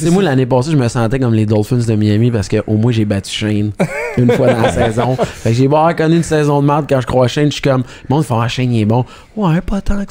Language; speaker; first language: French; native; French